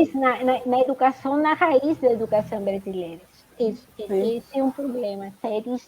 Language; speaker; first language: Portuguese; non-native, fluent; Spanish